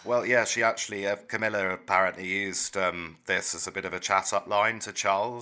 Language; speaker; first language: English; native; English